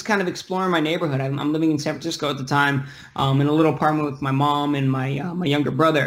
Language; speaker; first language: English; early bilingual, other home language; Russian